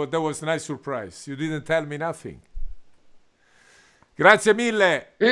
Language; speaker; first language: English; non-native, fluent; Italian